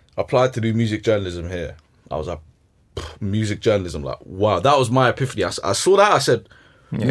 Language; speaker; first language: English; early bilingual, other home language; Arabic